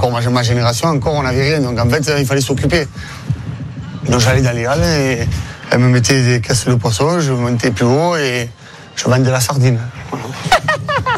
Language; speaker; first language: French; native; French